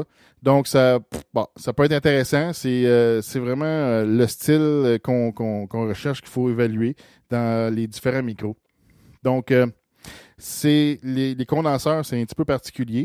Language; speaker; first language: French; native; French